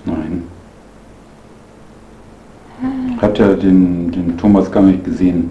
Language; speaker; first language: German; native; German